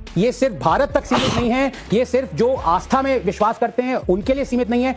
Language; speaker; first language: Hindi; non-native, local second language; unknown